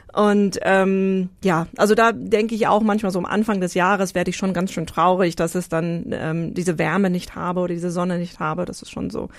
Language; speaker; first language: German; non-native, fluent; English